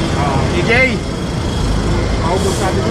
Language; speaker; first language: Filipino; native; Filipino